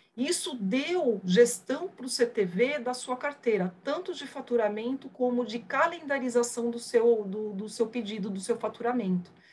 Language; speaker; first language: Portuguese; early bilingual, other home language; Spanish